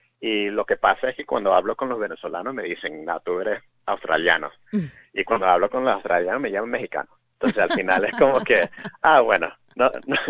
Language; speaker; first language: Spanish; early bilingual, heritage; Spanish